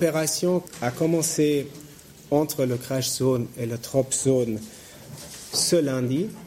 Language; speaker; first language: French; non-native, fluent; German